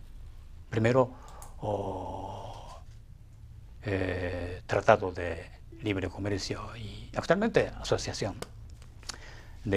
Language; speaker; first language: Spanish; non-native, fluent; Japanese